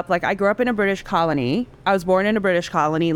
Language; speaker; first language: English; non-native, local second language; Cantonese